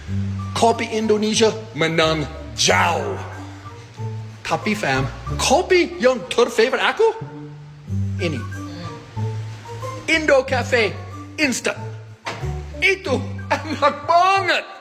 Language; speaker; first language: Indonesian; non-native, fluent; English